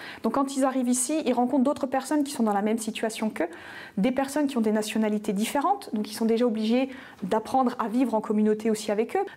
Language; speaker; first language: French; native; French